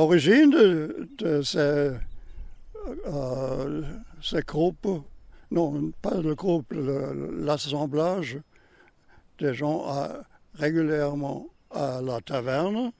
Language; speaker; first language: French; non-native, learner; German